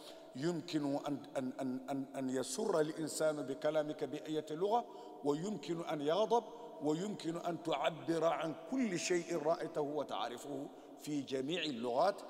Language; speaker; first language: Arabic; non-native, fluent; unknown